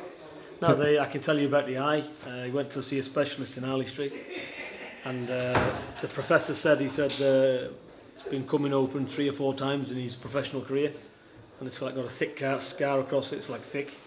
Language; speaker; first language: English; native; English